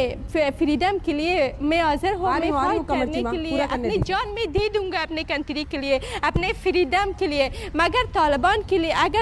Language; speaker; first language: Hindi; non-native, learner; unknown